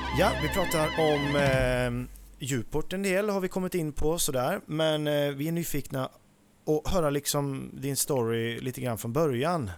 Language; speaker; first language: Swedish; native; Swedish